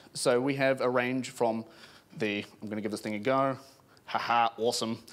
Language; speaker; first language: English; native; English